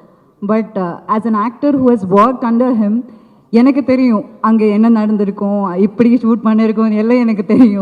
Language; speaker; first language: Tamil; non-native, learner; Malayalam